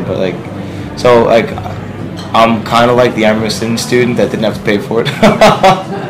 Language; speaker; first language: English; native; English